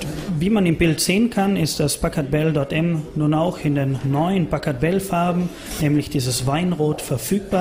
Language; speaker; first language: German; native; German